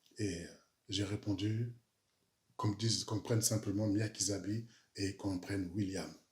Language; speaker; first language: French; early bilingual, other home language; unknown